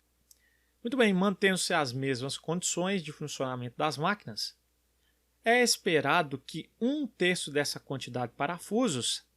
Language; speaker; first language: Portuguese; native; Portuguese